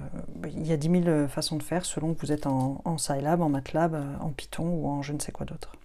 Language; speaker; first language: French; native; French